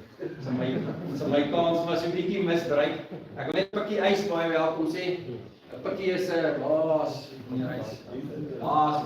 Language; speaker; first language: Afrikaans; native; Afrikaans